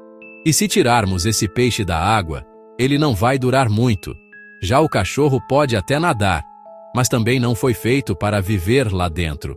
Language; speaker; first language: Portuguese; native; Portuguese